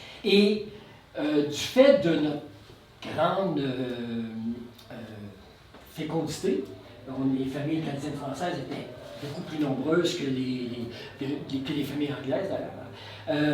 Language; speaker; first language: French; native; French